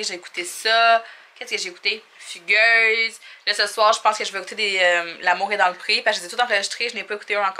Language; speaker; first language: French; native; French